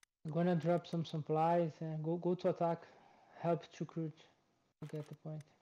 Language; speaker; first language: English; non-native, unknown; Portuguese